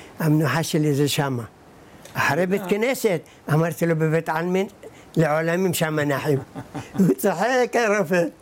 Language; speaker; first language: Hebrew; early bilingual, other home language; Arabic